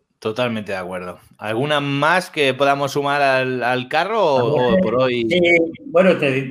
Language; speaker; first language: Spanish; native; Spanish